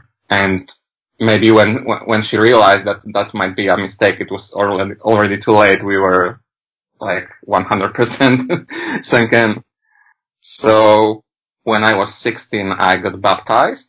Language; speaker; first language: English; non-native, fluent; Polish